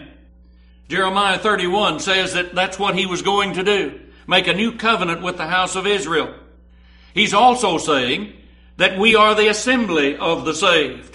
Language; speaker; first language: English; native; English